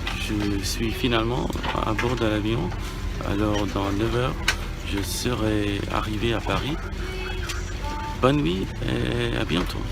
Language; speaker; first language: French; non-native, fluent; English